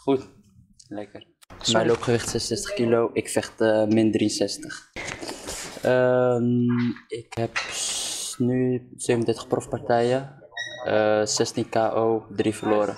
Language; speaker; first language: Dutch; early bilingual, other home language; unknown